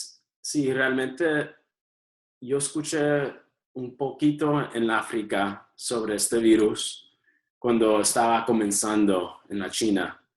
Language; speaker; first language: Spanish; early bilingual, heritage; Spanish